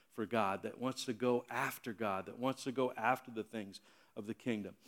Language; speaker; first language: English; native; English